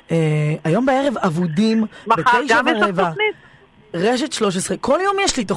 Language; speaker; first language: Hebrew; native; Hebrew